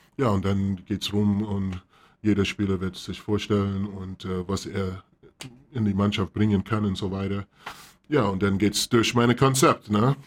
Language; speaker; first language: German; non-native, fluent; English